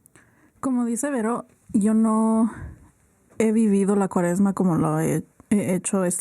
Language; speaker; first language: Spanish; early bilingual, heritage; Spanish